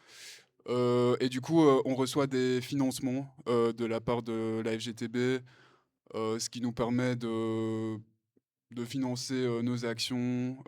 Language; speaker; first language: French; native; French